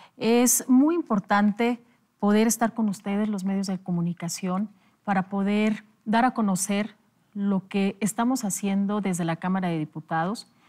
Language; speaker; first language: Spanish; native; Spanish